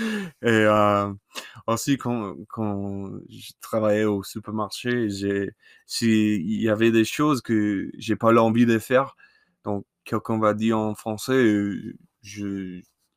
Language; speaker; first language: French; non-native, learner; English